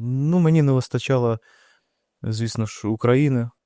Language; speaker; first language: Ukrainian; non-native, local second language; Russian